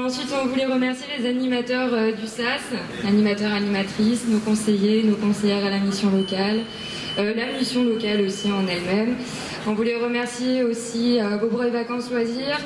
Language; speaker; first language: French; native; French